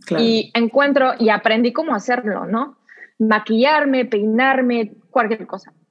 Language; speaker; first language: Spanish; non-native, fluent; French